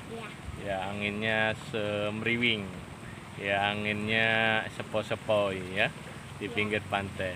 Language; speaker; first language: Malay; non-native, local second language; Javanese